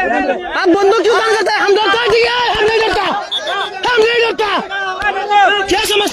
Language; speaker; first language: Hindi; non-native, learner; Bangla